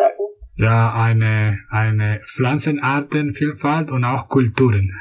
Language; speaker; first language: German; non-native, fluent; Spanish